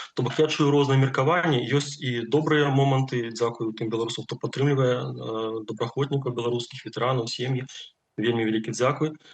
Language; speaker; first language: Belarusian; non-native, local second language; Russian